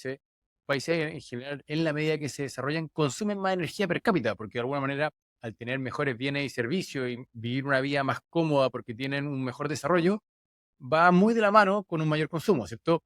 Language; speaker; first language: Spanish; native; Spanish